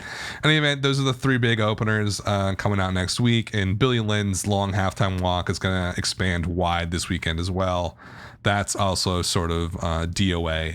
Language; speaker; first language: English; native; English